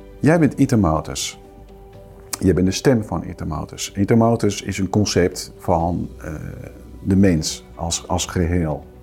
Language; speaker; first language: Dutch; non-native, fluent; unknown